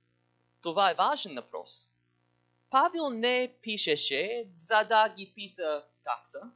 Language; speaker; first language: Bulgarian; non-native, learner; English